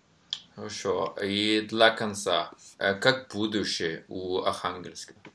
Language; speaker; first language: Russian; non-native, learner; Norwegian